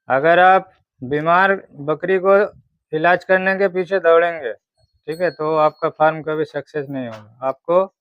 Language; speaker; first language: Hindi; non-native, local second language; Bangla